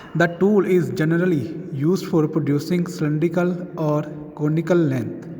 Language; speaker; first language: English; non-native, local second language; Punjabi